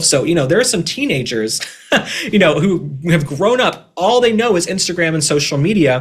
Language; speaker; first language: English; native; English